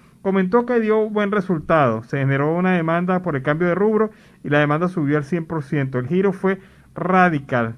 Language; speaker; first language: Spanish; native; Spanish